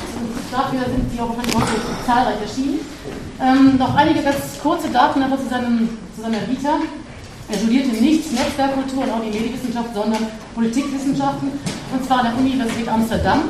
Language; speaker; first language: German; native; German